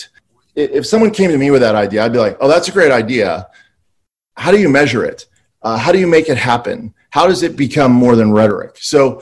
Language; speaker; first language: English; native; English